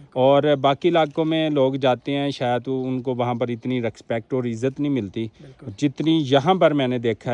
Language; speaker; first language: Urdu; non-native, local second language; Punjabi